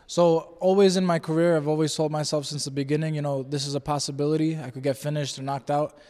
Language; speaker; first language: English; native; English